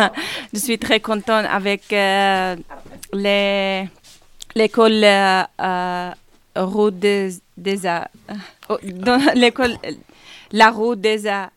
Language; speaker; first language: French; non-native, learner; Kurdish